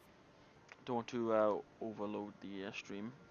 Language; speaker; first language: English; native; English